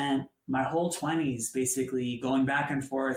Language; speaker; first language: English; native; English